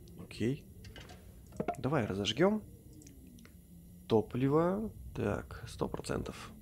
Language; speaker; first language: Russian; native; Russian